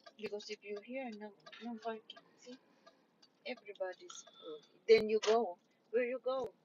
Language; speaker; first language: English; non-native, local second language; Filipino